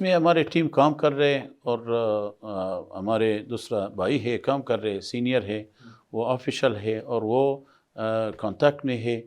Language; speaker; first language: Hindi; non-native, fluent; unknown